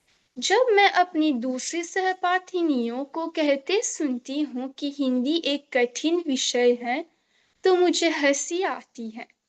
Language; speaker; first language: Hindi; non-native, local second language; Morisyen